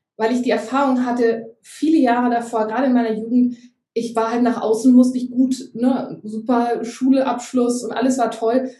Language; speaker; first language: German; native; German